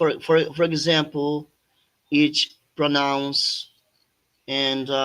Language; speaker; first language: English; non-native, fluent; Portuguese